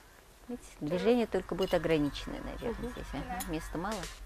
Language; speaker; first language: Russian; native; Russian